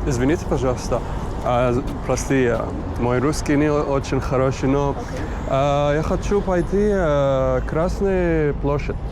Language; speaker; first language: Russian; non-native, learner; Arabic